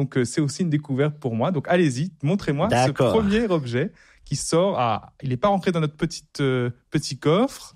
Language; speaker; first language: French; native; French